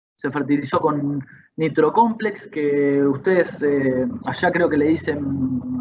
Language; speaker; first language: Spanish; native; Spanish